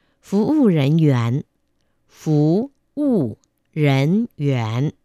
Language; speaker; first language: Chinese; non-native, fluent; Vietnamese